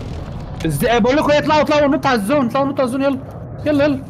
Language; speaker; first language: Arabic; native; Arabic